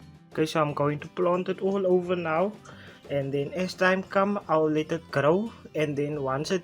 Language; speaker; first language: English; native; English